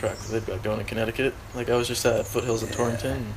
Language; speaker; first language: English; native; English